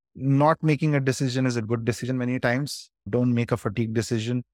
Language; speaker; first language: English; non-native, local second language; Hindi